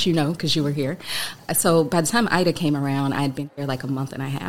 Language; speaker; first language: English; native; English